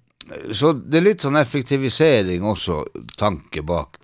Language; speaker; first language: Swedish; non-native, learner; Norwegian